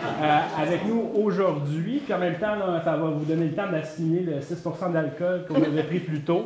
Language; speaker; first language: French; native; French